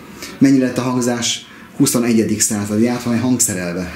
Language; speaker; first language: Hungarian; native; Hungarian